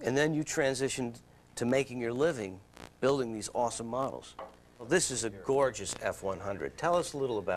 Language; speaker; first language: English; native; English